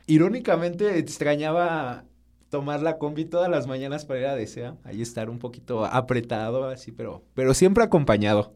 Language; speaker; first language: Spanish; native; Spanish